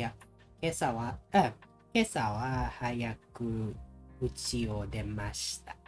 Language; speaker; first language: Japanese; non-native, learner; Filipino